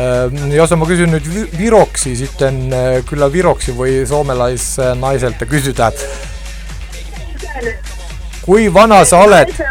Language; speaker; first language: Finnish; non-native, learner; Estonian